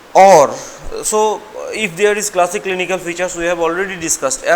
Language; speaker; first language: English; non-native, local second language; Bangla